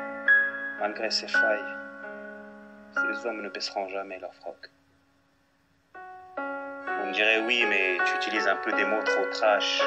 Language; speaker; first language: French; non-native, local second language; Arabic